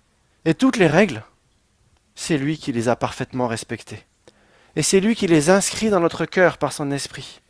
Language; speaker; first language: French; native; French